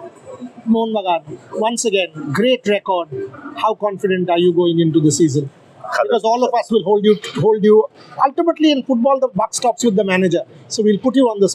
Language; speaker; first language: English; non-native, local second language; Bangla